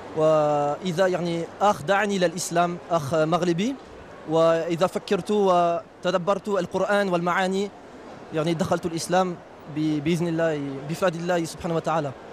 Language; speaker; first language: Arabic; non-native, fluent; Italian